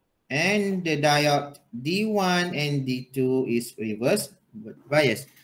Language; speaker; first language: English; non-native, local second language; Malay